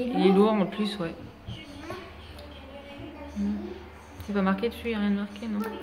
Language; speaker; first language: French; native; French